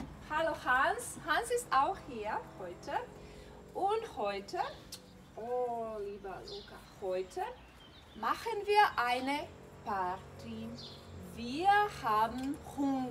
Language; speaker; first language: German; non-native, fluent; Croatian